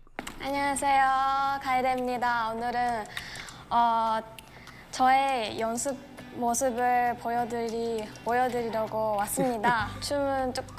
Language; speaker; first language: Korean; non-native, fluent; Japanese